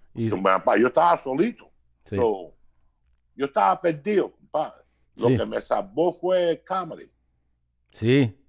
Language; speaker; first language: Spanish; early bilingual, heritage; Spanish